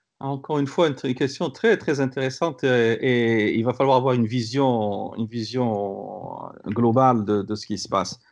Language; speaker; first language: French; non-native, local second language; Kabyle